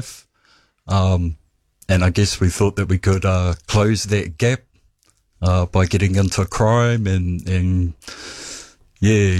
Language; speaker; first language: English; native; English